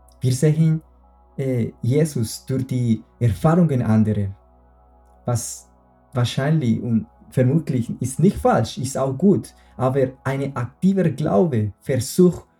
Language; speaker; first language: German; non-native, fluent; Spanish